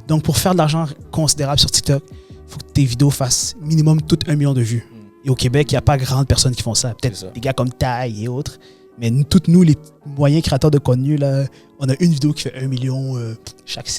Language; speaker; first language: French; native; French